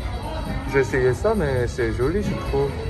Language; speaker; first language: French; non-native, learner; Korean